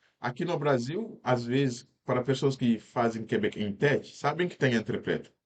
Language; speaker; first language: Portuguese; non-native, fluent; Wolof